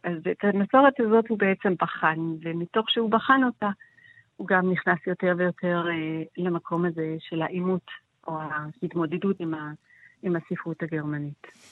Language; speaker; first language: Hebrew; non-native, fluent; German